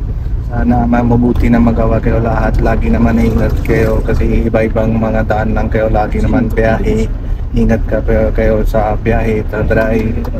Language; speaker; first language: Filipino; non-native, learner; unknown